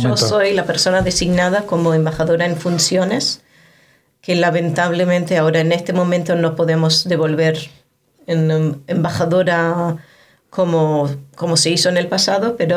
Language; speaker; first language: Spanish; non-native, fluent; Hebrew